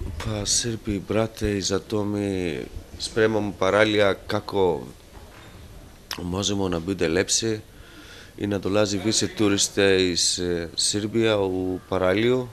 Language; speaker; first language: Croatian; non-native, learner; Greek